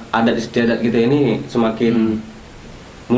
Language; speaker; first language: Malay; native; Malay